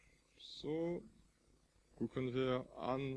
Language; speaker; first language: German; non-native, fluent; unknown